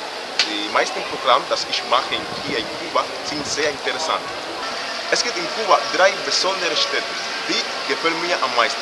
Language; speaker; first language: German; non-native, learner; Spanish